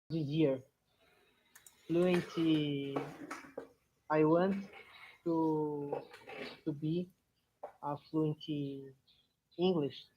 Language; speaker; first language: English; non-native, learner; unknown